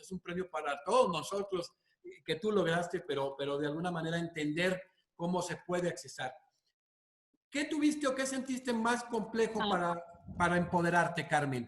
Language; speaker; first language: Spanish; native; Spanish